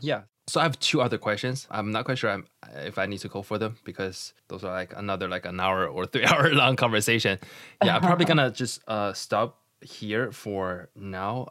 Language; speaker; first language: English; non-native, fluent; Chinese